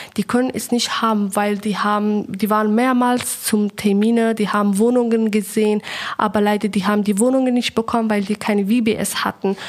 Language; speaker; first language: German; non-native, fluent; Persian